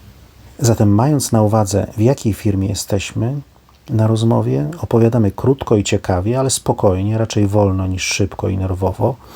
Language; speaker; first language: Polish; native; Polish